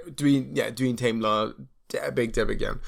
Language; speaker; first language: Welsh; non-native, fluent; English